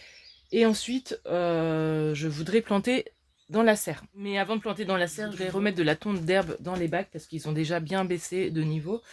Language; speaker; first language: French; native; French